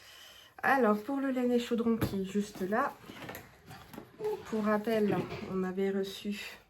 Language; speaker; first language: French; native; French